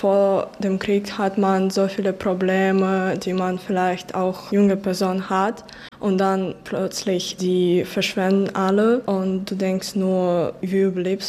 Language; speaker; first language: German; early bilingual, other home language; Ukrainian